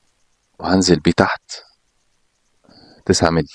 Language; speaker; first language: Arabic; native; Arabic